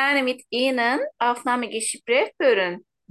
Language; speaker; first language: German; non-native, learner; Turkish